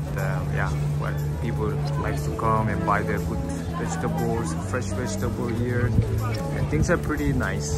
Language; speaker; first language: English; non-native, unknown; Korean